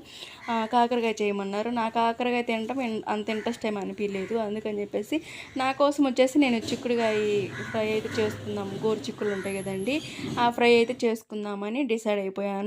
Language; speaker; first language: Telugu; native; Telugu